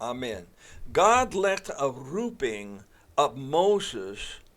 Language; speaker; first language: Dutch; non-native, fluent; English